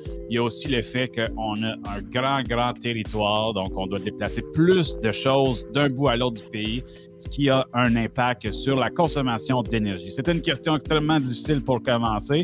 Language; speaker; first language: French; native; French